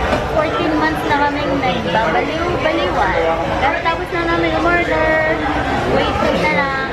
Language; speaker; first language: Filipino; native; Filipino